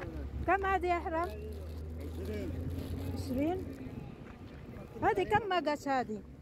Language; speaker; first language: Arabic; non-native, learner; Filipino